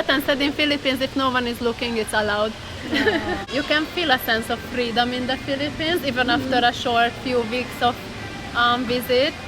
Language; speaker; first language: English; non-native, fluent; Hungarian